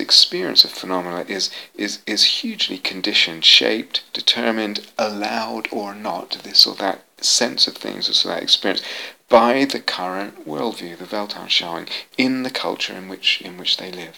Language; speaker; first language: English; native; English